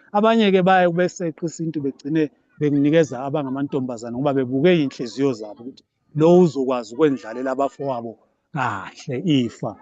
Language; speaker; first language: Zulu; native; Zulu